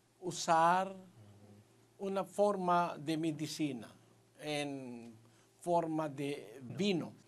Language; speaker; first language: Spanish; non-native, learner; Filipino